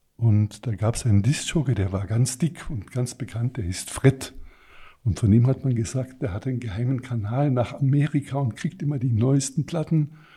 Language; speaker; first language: German; non-native, fluent; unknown